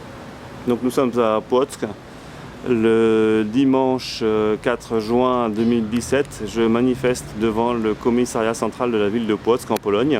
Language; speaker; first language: French; native; French